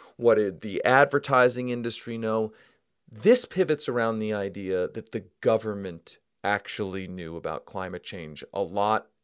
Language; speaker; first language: English; native; English